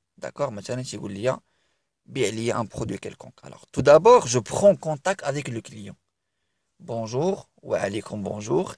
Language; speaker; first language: French; non-native, local second language; Arabic